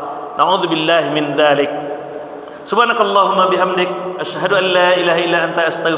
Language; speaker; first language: Indonesian; native; Indonesian